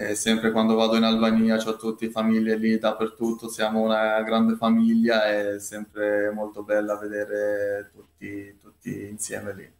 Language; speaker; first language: Italian; non-native, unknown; Albanian